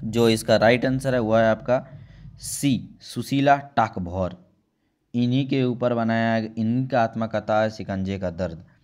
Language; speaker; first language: Hindi; native; Hindi